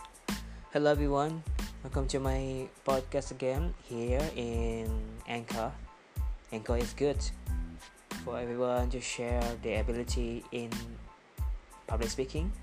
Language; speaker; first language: English; non-native, learner; Indonesian